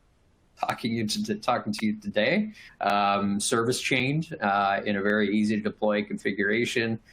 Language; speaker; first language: English; native; English